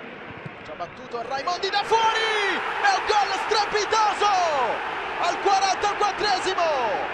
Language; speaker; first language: Italian; native; Italian